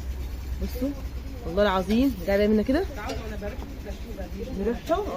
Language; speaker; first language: Arabic; native; Arabic